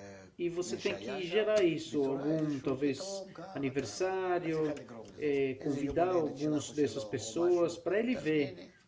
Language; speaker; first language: Portuguese; non-native, fluent; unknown